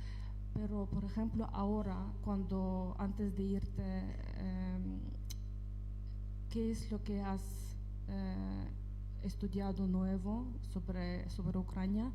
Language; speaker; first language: Spanish; non-native, fluent; Ukrainian